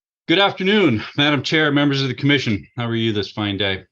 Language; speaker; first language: English; native; English